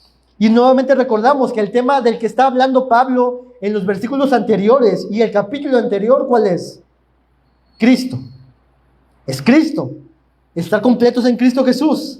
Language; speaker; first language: Spanish; native; Spanish